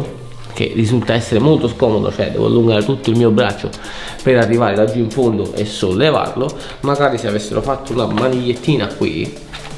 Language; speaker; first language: Italian; native; Italian